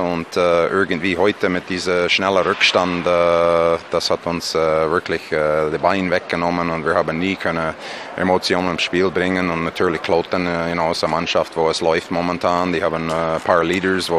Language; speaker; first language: German; non-native, fluent; English